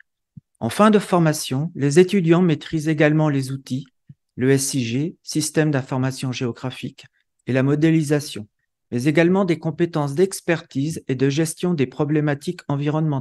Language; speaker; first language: French; native; French